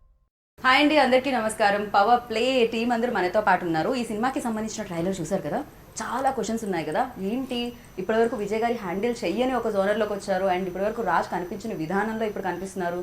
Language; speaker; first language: Telugu; native; Telugu